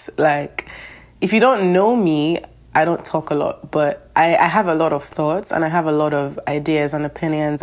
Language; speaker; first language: English; non-native, local second language; Yoruba